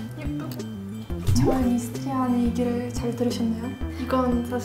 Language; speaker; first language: Korean; non-native, fluent; Russian